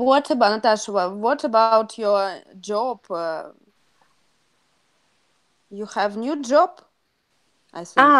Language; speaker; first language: English; non-native, learner; Russian